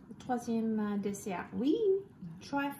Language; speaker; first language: French; non-native, learner; English